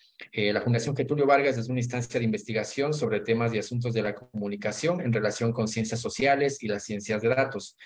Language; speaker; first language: Spanish; native; Spanish